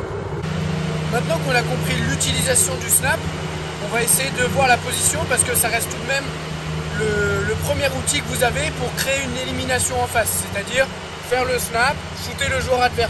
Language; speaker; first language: French; native; French